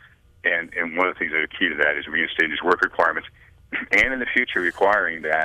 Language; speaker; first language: English; native; English